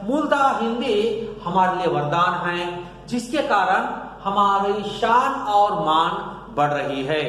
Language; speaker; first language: Hindi; non-native, local second language; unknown